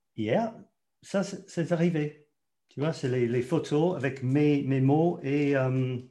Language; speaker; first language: French; non-native, fluent; English